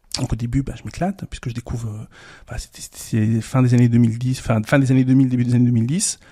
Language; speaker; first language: French; early bilingual, other home language; Serbian